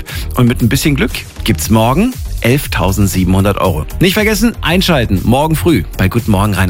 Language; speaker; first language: German; native; German